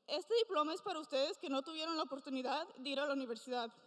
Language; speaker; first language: Spanish; early bilingual, heritage; Spanish